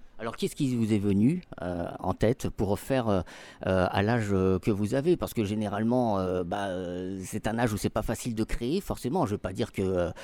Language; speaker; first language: French; native; French